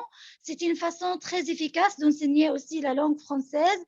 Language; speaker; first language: French; non-native, local second language; Arabic